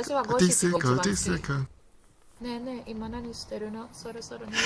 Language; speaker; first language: Japanese; non-native, learner; Spanish